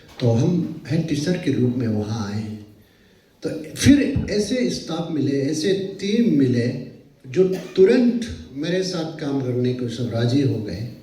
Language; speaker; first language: Hindi; non-native, local second language; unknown